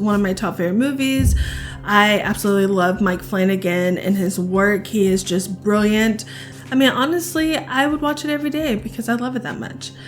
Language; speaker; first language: English; native; English